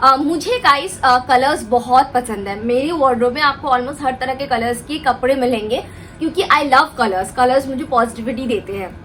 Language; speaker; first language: Hindi; non-native, local second language; Bangla